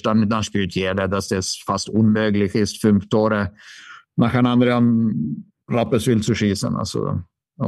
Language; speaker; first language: German; non-native, fluent; Swedish